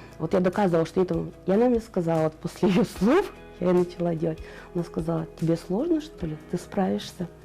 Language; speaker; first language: Russian; native; Russian